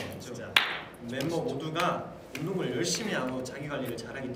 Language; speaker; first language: Korean; native; Korean